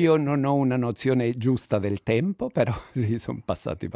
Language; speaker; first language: Italian; non-native, fluent; Spanish